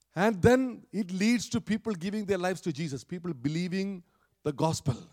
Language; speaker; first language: English; non-native, local second language; Malayalam